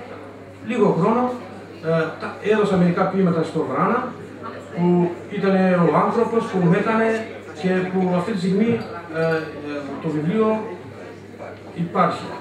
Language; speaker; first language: Greek; non-native, fluent; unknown